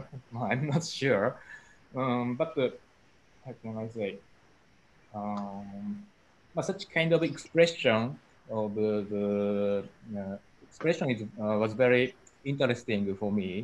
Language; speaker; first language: English; non-native, learner; Japanese